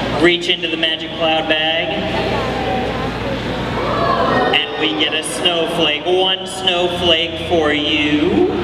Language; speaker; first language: English; native; English